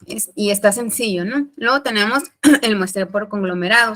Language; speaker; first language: Spanish; native; Spanish